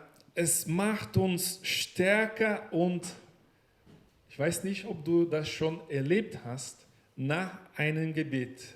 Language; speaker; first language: German; non-native, learner; Portuguese